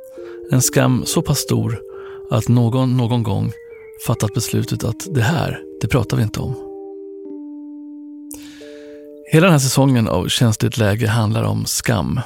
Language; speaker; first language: Swedish; native; Swedish